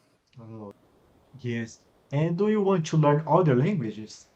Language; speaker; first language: English; non-native, fluent; Portuguese